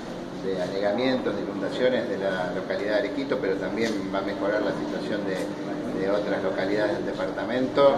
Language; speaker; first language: Spanish; native; Spanish